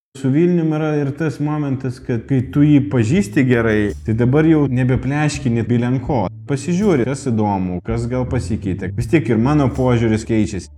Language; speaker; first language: Lithuanian; non-native, local second language; Russian